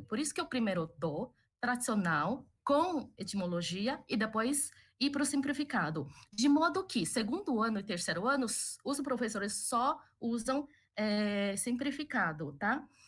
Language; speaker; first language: Portuguese; early bilingual, other home language; Chinese